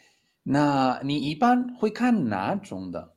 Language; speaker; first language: Chinese; non-native, learner; Spanish